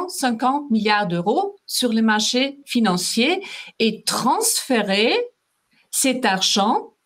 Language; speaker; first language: French; non-native, fluent; German